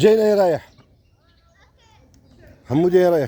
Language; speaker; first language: Arabic; native; Arabic